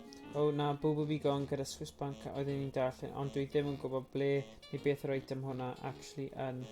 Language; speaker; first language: Welsh; native; Welsh